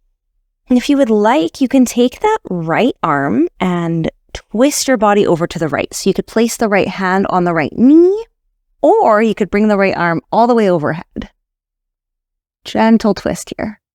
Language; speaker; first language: English; native; English